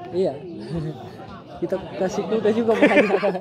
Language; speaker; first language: Indonesian; non-native, local second language; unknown